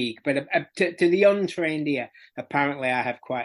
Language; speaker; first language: English; native; English